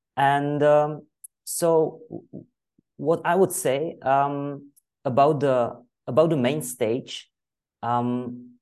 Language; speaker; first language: English; non-native, fluent; Czech